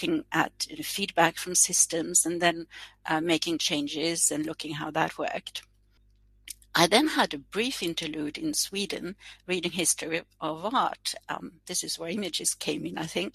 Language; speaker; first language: English; non-native, fluent; Swedish